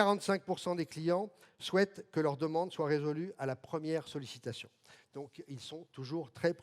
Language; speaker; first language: French; native; French